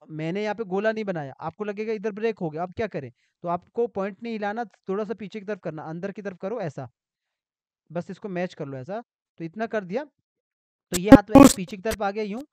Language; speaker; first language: Hindi; native; Hindi